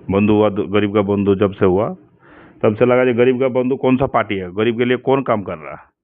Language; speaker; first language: Hindi; non-native, local second language; Bangla